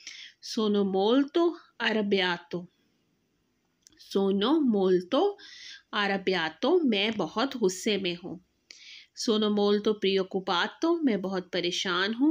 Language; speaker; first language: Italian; non-native, fluent; Urdu